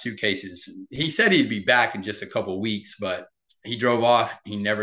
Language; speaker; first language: English; native; English